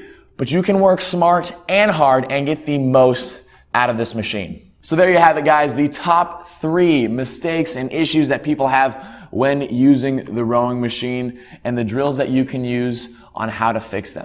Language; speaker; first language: English; native; English